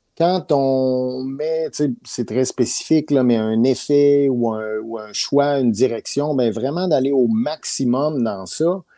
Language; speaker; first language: French; native; French